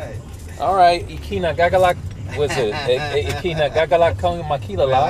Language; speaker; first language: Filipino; non-native, learner; English